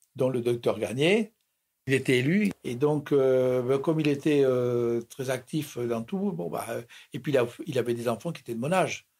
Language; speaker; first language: French; native; French